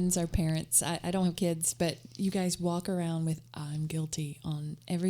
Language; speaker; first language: English; native; English